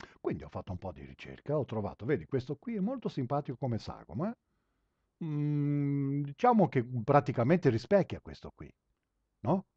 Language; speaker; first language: Italian; early bilingual, heritage; Italian